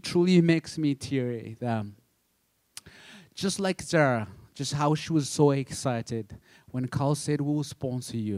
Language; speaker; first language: English; non-native, local second language; Kinyarwanda